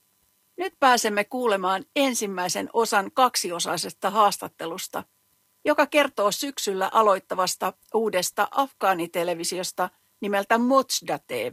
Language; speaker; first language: Finnish; native; Finnish